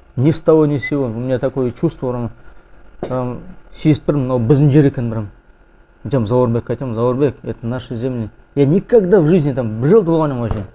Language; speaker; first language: Russian; non-native, local second language; Kazakh